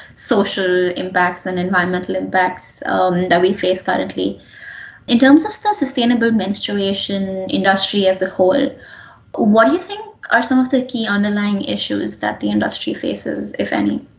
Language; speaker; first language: English; non-native, local second language; Hindi